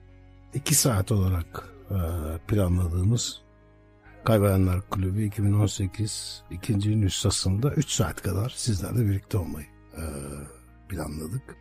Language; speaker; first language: Turkish; native; Turkish